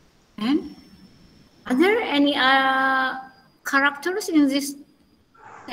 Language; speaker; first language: English; non-native, learner; Indonesian